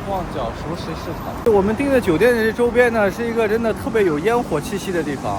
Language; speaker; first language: Chinese; native; Chinese